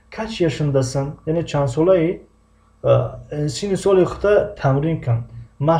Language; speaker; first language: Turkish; non-native, fluent; Tajik